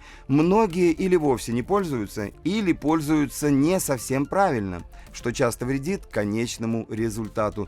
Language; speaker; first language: Russian; native; Russian